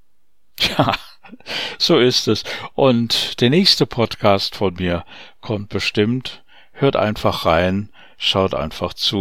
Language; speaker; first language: German; native; German